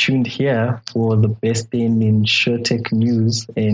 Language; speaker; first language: English; non-native, local second language; Zulu